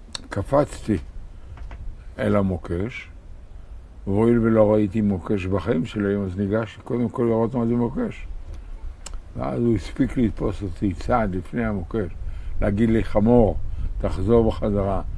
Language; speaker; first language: Hebrew; native; Hebrew